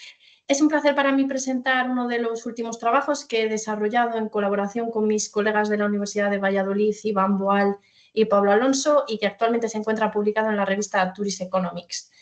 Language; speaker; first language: Spanish; native; Spanish